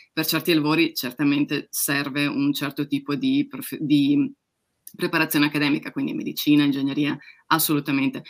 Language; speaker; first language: Italian; native; Italian